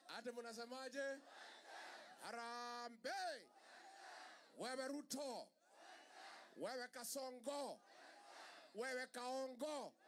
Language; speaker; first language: Swahili; non-native, local second language; Kikuyu